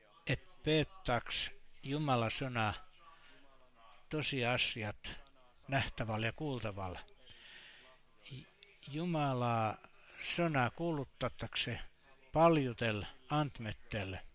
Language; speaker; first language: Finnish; non-native, learner; Estonian